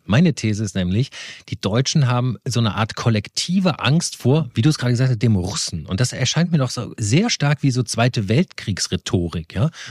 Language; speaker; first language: German; native; German